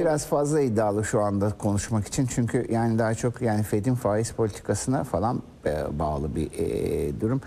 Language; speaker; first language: Turkish; native; Turkish